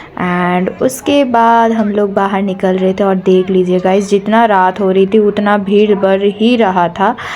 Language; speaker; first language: Hindi; non-native, local second language; Bangla